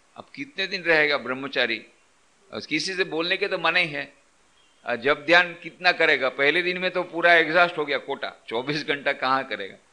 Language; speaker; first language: Hindi; non-native, local second language; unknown